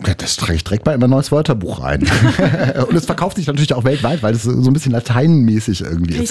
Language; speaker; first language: German; native; German